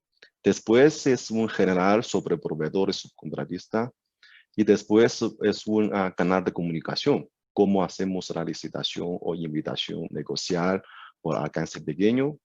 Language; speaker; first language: Spanish; non-native, learner; Chinese